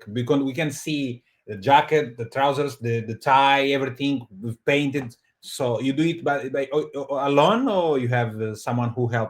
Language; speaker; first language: English; non-native, fluent; Portuguese